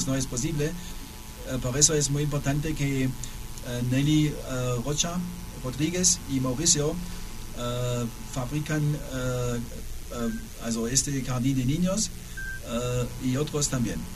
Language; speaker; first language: Spanish; non-native, learner; German